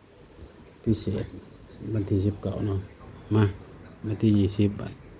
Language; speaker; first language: Thai; non-native, local second language; Lao